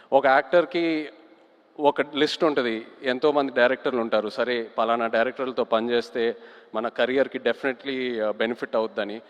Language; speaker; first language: Telugu; native; Telugu